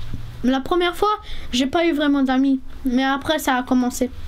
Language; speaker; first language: French; early bilingual, other home language; Romanian